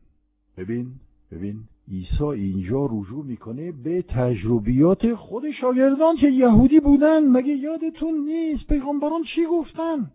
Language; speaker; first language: Persian; non-native, fluent; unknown